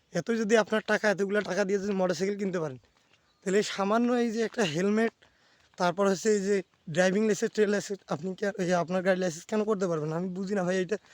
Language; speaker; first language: Bangla; native; Bangla